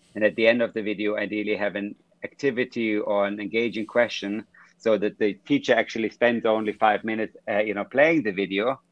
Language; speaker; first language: English; non-native, fluent; German